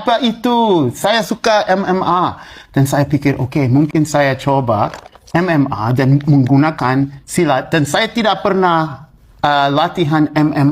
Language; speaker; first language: Indonesian; non-native, learner; English